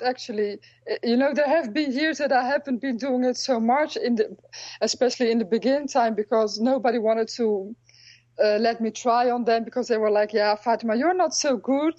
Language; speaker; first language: English; non-native, fluent; Dutch